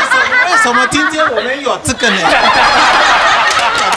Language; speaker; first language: Chinese; non-native, learner; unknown